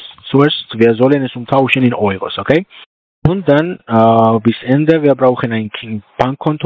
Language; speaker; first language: German; non-native, learner; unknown